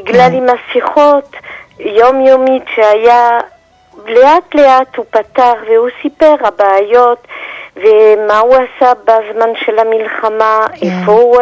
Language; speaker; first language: Hebrew; non-native, fluent; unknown